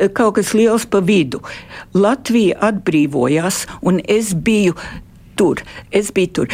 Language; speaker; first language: Latvian; early bilingual, heritage; Latvian